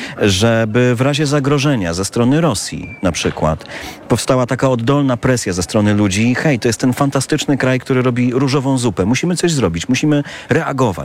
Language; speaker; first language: Polish; native; Polish